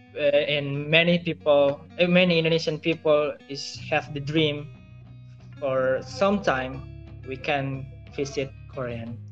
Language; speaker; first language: English; non-native, learner; Indonesian